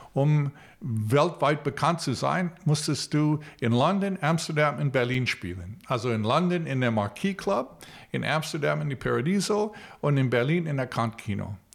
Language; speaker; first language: German; non-native, fluent; English